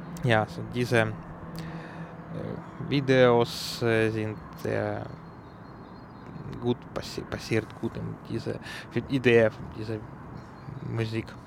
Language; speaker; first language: German; non-native, learner; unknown